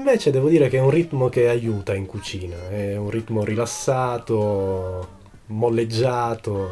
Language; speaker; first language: Italian; native; Italian